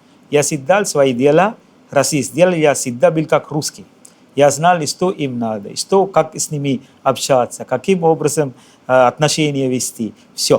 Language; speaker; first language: Russian; non-native, fluent; Sinhala